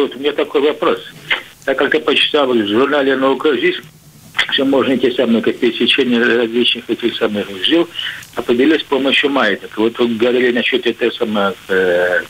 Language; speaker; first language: Russian; native; Russian